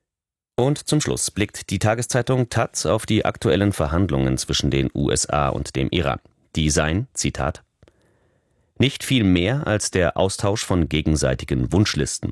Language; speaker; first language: German; native; German